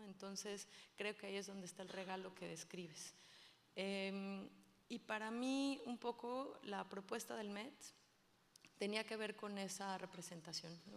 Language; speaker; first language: Spanish; native; Spanish